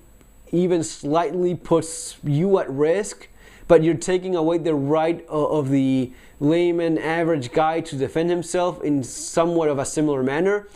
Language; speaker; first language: English; non-native, fluent; Spanish